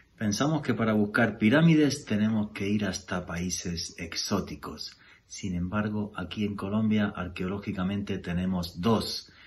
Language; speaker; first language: Spanish; native; Spanish